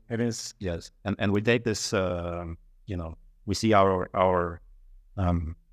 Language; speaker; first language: English; non-native, fluent; Russian